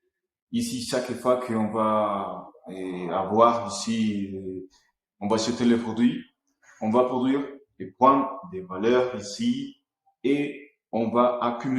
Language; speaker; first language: French; non-native, fluent; Spanish